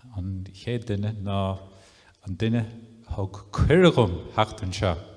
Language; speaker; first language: Irish; non-native, local second language; English